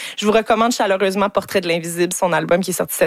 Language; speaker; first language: French; native; French